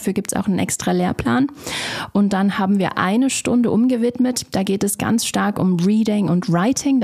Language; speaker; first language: German; native; German